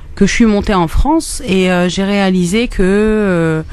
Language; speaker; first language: French; non-native, local second language; Arabic